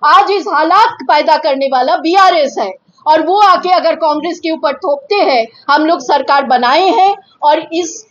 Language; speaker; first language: Hindi; non-native, local second language; Telugu